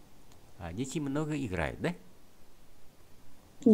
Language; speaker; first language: Russian; non-native, fluent; Vietnamese